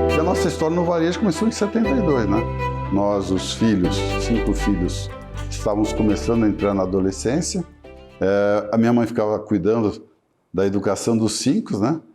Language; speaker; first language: Portuguese; native; Portuguese